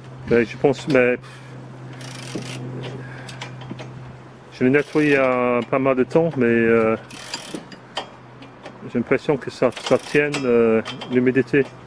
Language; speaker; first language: French; non-native, fluent; English